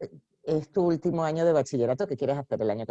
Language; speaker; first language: Spanish; native; Spanish